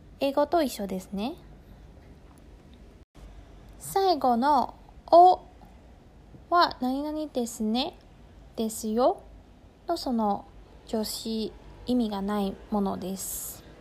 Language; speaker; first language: Japanese; non-native, fluent; Chinese